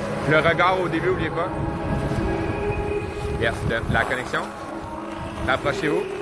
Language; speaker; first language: French; native; French